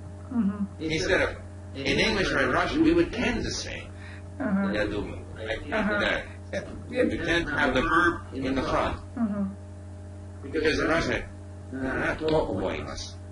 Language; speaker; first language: English; non-native, fluent; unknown